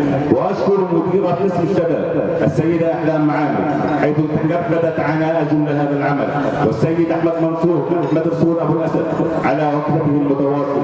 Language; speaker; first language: Arabic; native; Arabic